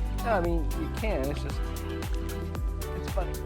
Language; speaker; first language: English; native; English